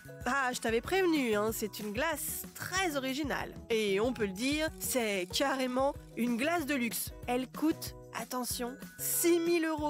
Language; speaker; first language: French; native; French